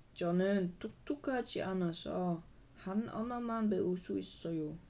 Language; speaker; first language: Korean; non-native, learner; Dutch